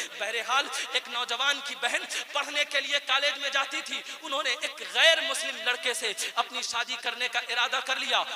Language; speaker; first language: Urdu; native; Urdu